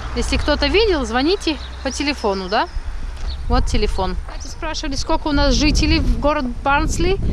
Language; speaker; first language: Russian; native; Russian